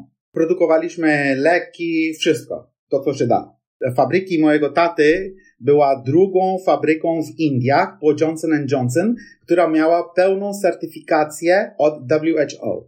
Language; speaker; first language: Polish; non-native, fluent; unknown